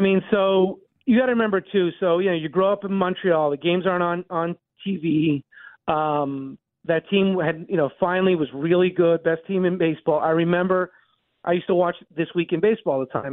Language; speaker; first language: English; native; English